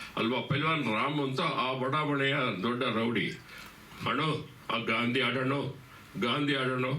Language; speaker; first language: Kannada; native; Kannada